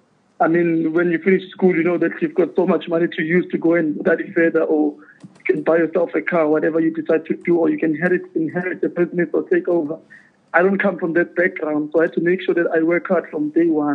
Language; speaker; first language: English; non-native, local second language; Zulu